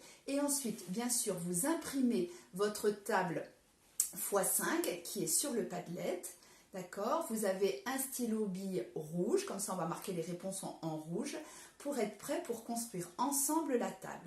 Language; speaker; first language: French; native; French